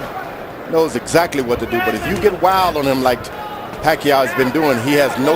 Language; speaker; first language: English; native; English